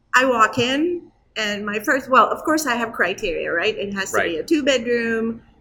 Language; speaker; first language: English; non-native, fluent; Turkish